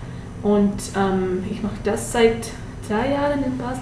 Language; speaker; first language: German; non-native, learner; English